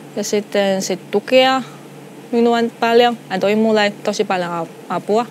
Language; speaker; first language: Finnish; non-native, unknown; Chinese